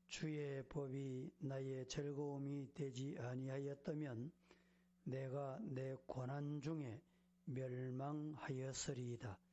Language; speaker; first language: Korean; native; Korean